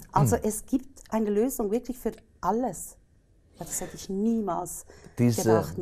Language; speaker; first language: German; native; German